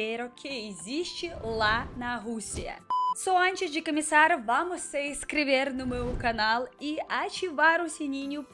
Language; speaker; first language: Portuguese; non-native, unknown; Russian